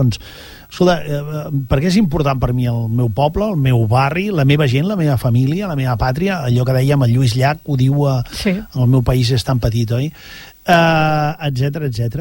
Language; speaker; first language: Catalan; native; Catalan